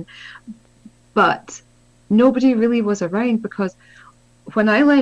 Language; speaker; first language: English; native; English